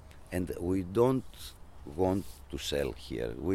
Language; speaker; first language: English; non-native, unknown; Greek